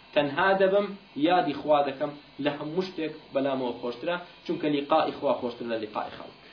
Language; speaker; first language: Central Kurdish; non-native, local second language; Kurdish